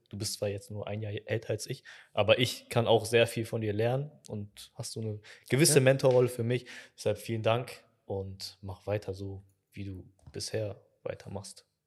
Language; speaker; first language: German; early bilingual, other home language; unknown